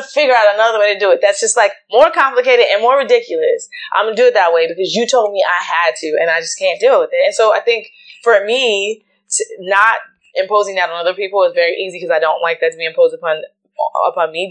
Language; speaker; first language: English; native; English